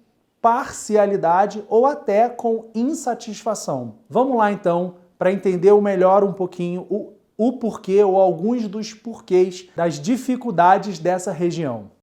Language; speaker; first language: Portuguese; native; Portuguese